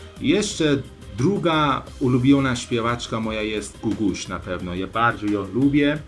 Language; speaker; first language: Polish; non-native, learner; Persian